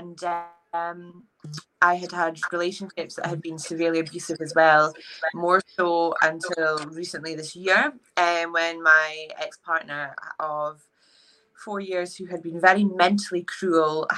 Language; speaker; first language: English; native; English